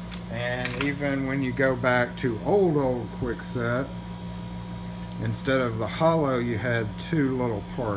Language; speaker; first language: English; native; English